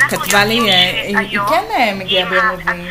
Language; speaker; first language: Hebrew; native; Hebrew